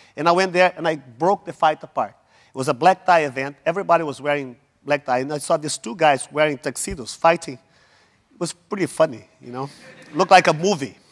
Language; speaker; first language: English; non-native, fluent; Portuguese